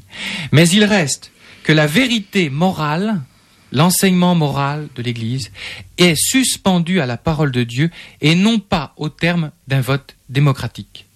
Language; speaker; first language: French; native; French